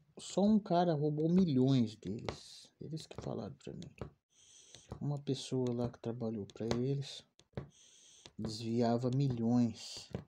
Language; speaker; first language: Portuguese; native; Portuguese